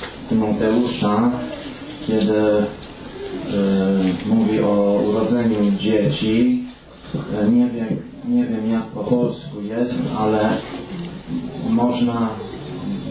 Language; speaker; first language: Polish; non-native, learner; Romanian